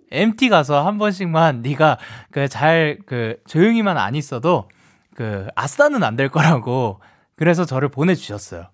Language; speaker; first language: Korean; native; Korean